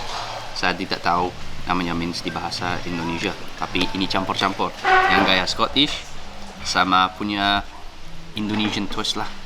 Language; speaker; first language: Indonesian; non-native, fluent; English